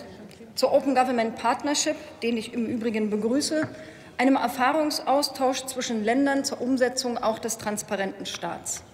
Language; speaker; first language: German; native; German